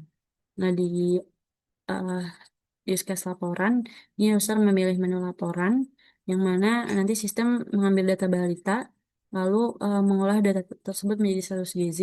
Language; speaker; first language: Indonesian; native; Indonesian